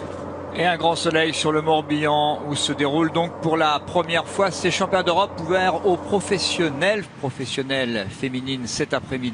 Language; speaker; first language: French; native; French